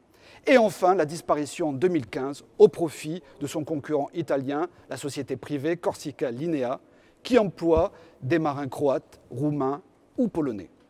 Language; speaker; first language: French; native; French